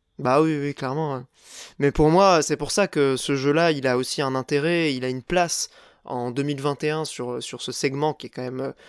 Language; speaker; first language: French; native; French